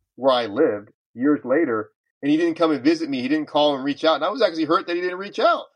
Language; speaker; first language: English; native; English